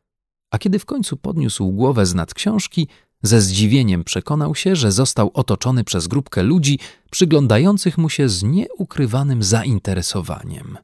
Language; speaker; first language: Polish; native; Polish